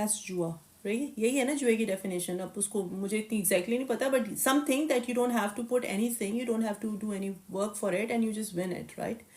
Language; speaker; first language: Urdu; native; Urdu